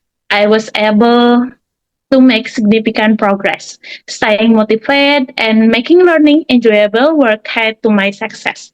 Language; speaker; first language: English; non-native, learner; Indonesian